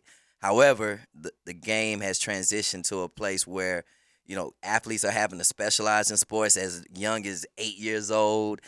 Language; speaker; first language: English; native; English